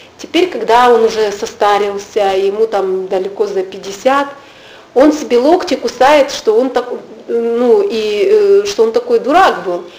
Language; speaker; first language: Russian; native; Russian